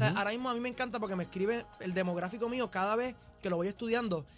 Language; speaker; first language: Spanish; native; Spanish